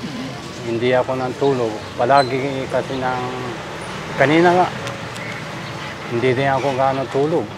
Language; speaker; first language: Filipino; non-native, learner; Japanese